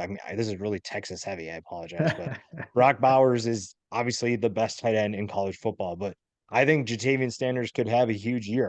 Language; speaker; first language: English; native; English